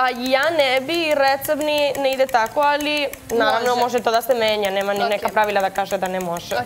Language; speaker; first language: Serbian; non-native, learner; Spanish